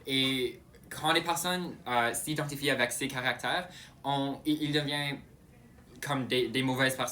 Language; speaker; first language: French; non-native, local second language; English